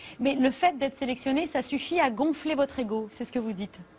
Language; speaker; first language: French; native; French